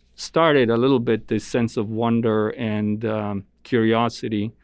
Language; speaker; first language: English; non-native, fluent; Italian